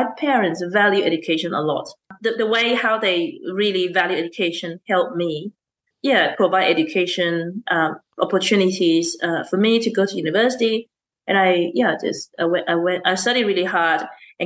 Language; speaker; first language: English; non-native, local second language; Chinese